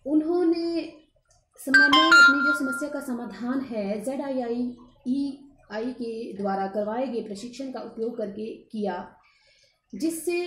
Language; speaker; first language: Hindi; native; Hindi